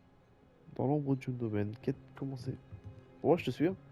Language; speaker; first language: French; native; French